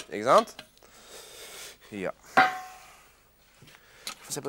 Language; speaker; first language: Norwegian; native; Norwegian